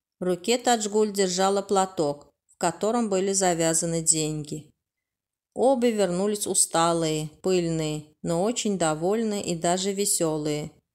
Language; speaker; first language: Russian; non-native, local second language; Turkmen